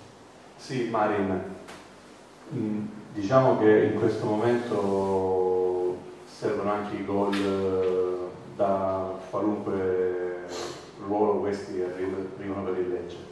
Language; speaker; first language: Italian; native; Italian